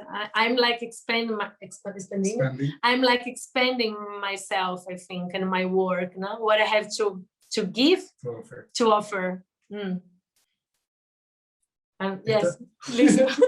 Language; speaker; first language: English; non-native, learner; Portuguese